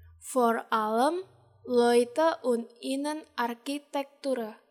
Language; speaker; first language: German; non-native, learner; Indonesian